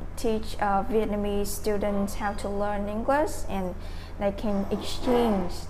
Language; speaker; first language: English; non-native, learner; Vietnamese